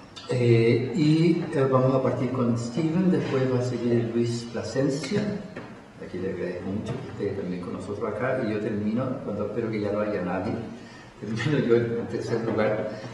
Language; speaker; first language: Spanish; native; Spanish